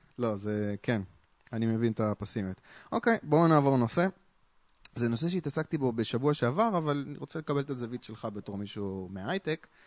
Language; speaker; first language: Hebrew; native; Hebrew